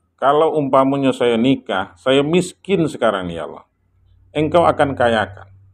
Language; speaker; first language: Indonesian; non-native, local second language; Minangkabau